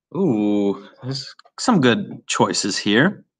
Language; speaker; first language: English; native; English